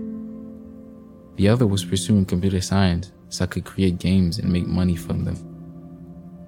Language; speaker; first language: English; non-native, fluent; Haitian Creole